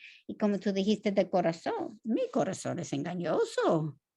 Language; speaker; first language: Spanish; non-native, fluent; English